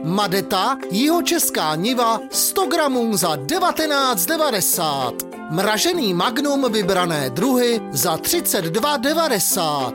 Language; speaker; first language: Czech; native; Czech